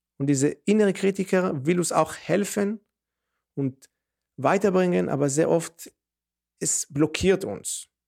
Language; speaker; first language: German; non-native, fluent; Hebrew